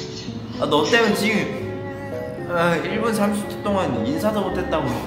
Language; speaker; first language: Korean; native; Korean